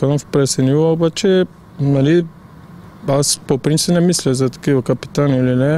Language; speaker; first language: Bulgarian; non-native, learner; Portuguese